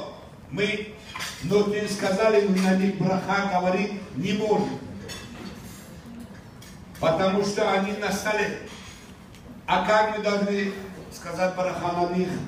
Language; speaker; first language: Russian; non-native, local second language; Tajik